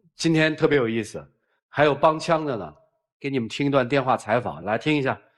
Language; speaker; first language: Chinese; native; Chinese